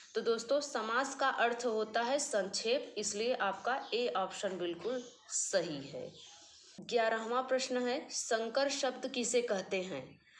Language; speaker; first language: Hindi; native; Hindi